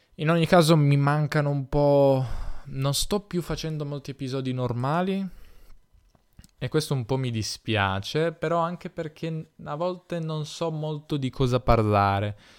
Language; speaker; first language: Italian; native; Italian